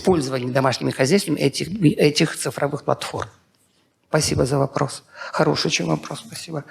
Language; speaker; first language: Russian; native; Russian